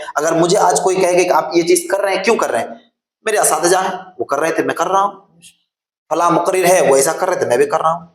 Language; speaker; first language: Urdu; non-native, local second language; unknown